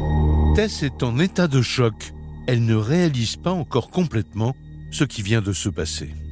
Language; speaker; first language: French; native; French